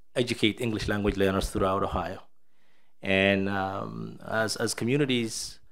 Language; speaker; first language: English; non-native, fluent; Somali